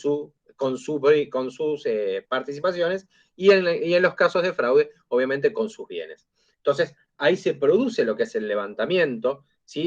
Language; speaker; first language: Spanish; native; Spanish